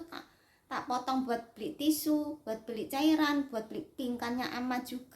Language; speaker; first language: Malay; non-native, local second language; Javanese